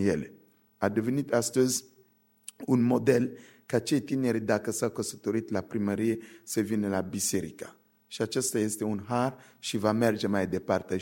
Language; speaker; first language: Romanian; non-native, fluent; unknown